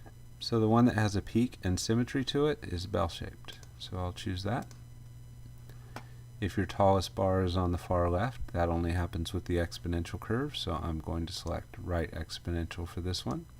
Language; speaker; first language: English; native; English